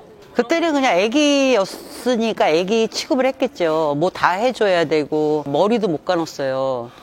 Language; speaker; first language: Korean; native; Korean